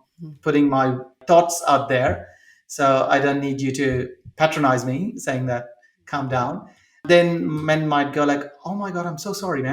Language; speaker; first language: English; non-native, local second language; Telugu